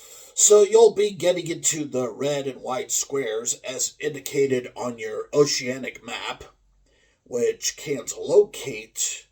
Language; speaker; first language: English; native; English